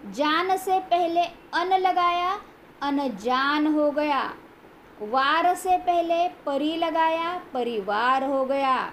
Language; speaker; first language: Hindi; non-native, local second language; Marathi